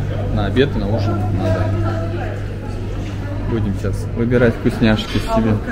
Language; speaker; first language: Russian; native; Russian